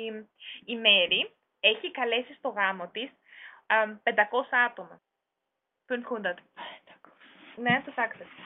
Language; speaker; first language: Greek; non-native, fluent; German